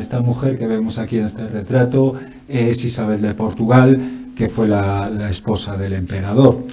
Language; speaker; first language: Spanish; native; Spanish